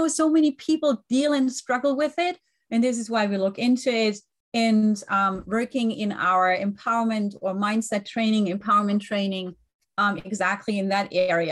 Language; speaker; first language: English; non-native, fluent; German